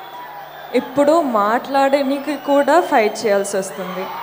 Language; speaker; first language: Telugu; non-native, fluent; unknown